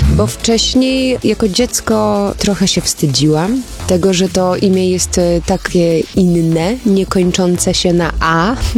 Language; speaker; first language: Polish; early bilingual, heritage; Polish